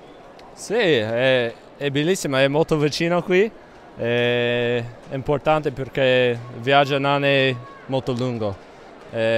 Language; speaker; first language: Italian; non-native, learner; English